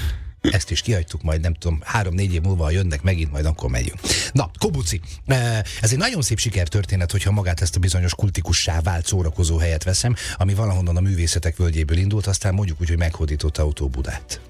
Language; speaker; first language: Hungarian; native; Hungarian